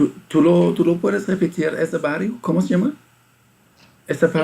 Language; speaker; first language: Spanish; non-native, fluent; German